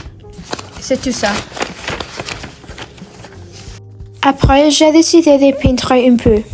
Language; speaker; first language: French; non-native, learner; Spanish